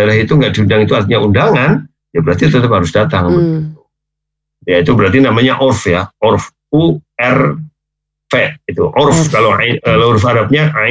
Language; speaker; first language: Indonesian; native; Indonesian